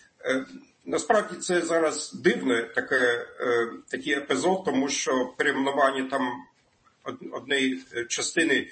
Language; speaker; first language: Ukrainian; non-native, fluent; German